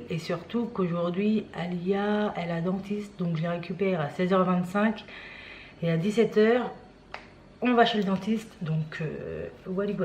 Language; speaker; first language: French; native; French